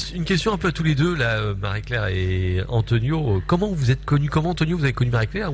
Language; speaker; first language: French; native; French